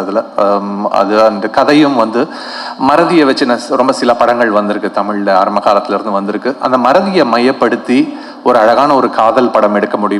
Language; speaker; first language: Tamil; native; Tamil